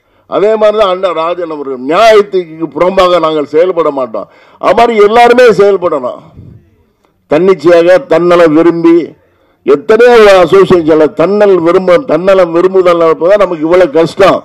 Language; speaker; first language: Tamil; native; Tamil